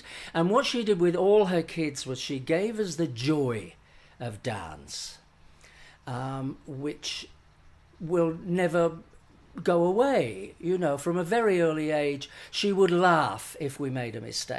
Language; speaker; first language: English; native; English